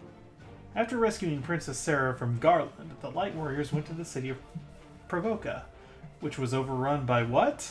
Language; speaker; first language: English; native; English